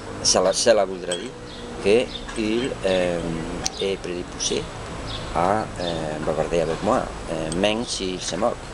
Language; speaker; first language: French; non-native, learner; Spanish